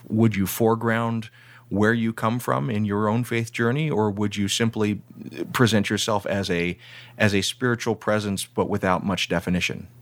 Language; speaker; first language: English; native; English